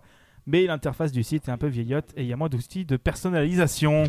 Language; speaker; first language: French; native; French